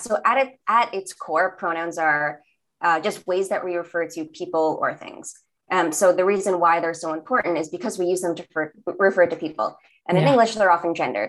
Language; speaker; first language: English; native; English